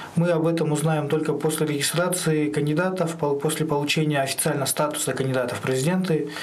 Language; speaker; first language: Russian; non-native, local second language; Kyrgyz